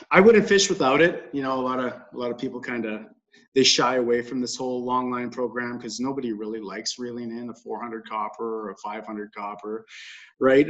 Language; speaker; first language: English; native; English